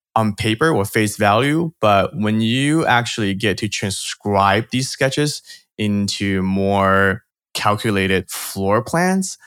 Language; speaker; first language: English; early bilingual, other home language; Chinese